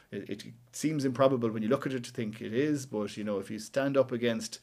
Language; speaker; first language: English; native; English